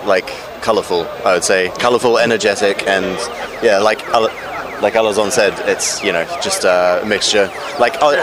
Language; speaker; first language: English; native; English